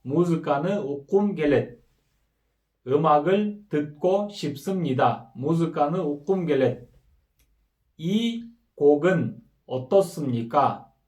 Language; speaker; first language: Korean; non-native, fluent; Kyrgyz